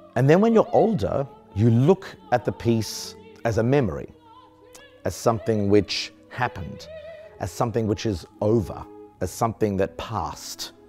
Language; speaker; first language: English; native; English